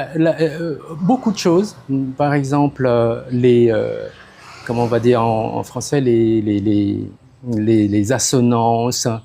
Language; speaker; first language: French; non-native, fluent; Khmer